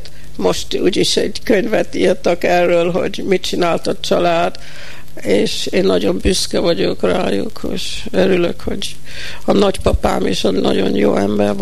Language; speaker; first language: Hungarian; early bilingual, heritage; Hungarian